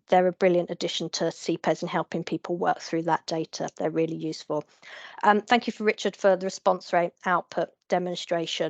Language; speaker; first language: English; native; English